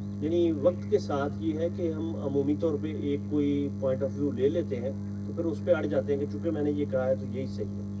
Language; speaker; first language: Urdu; non-native, local second language; Punjabi